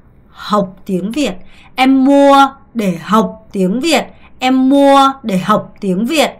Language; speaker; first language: Vietnamese; non-native, fluent; Korean